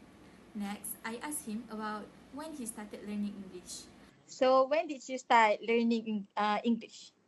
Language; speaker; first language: English; non-native, local second language; Malay